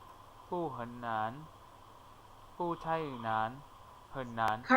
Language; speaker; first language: Chinese; non-native, learner; Thai